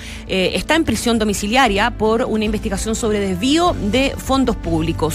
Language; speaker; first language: Spanish; native; Spanish